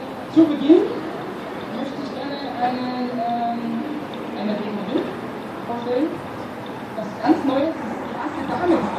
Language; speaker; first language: German; native; German